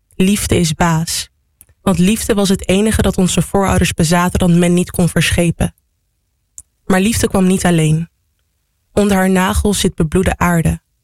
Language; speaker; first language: Dutch; native; Dutch